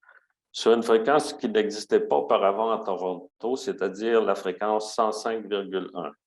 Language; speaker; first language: French; native; French